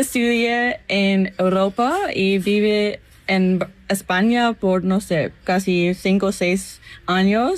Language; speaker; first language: Spanish; non-native, learner; English